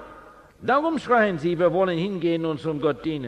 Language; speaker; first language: German; non-native, fluent; English